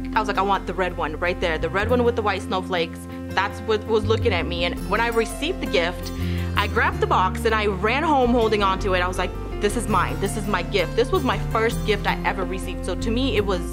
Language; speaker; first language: English; early bilingual, other home language; Ukrainian